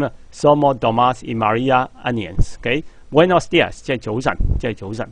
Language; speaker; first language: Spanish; non-native, fluent; Cantonese